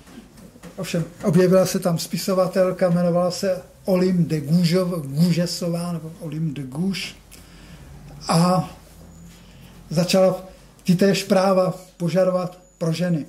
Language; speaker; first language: Czech; native; Czech